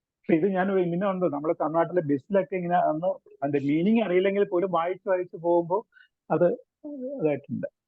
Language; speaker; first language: Malayalam; non-native, local second language; Tamil